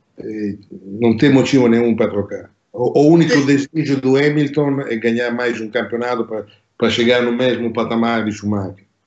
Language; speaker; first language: Portuguese; non-native, fluent; Italian